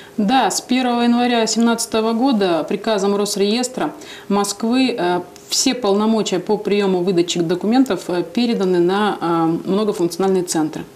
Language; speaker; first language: Russian; native; Russian